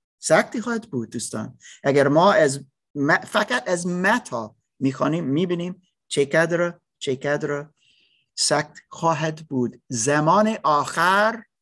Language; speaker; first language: Persian; non-native, learner; English